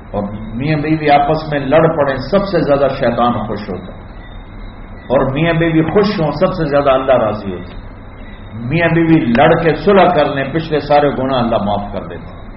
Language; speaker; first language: Urdu; native; Urdu